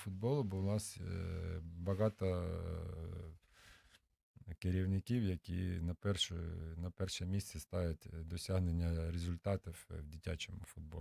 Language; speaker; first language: Ukrainian; non-native, local second language; Russian